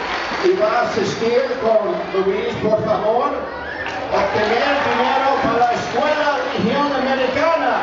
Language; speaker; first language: Spanish; non-native, fluent; English